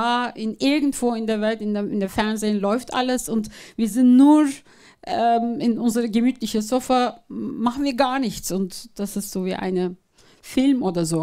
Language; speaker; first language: German; non-native, fluent; Turkish